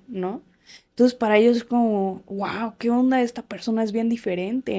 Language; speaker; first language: Spanish; native; Spanish